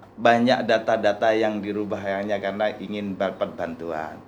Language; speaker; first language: Indonesian; non-native, local second language; Madurese